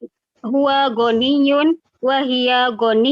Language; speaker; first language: Arabic; non-native, learner; Indonesian